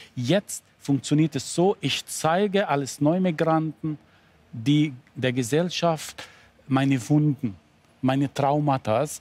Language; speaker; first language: German; non-native, fluent; Arabic